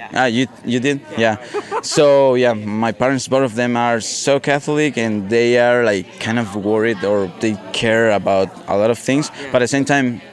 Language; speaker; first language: English; non-native, fluent; Spanish